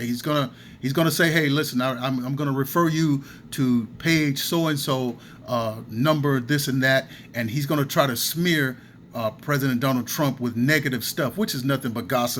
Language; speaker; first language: English; native; English